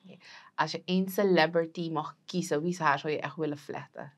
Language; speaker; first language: Dutch; native; Dutch